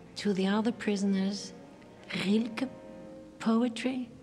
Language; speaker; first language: English; non-native, fluent; German